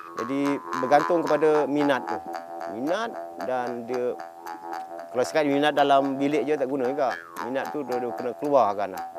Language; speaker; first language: Malay; non-native, local second language; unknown